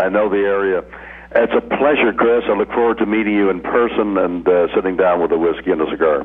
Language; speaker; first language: English; native; English